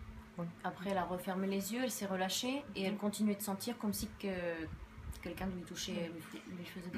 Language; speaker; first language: French; native; French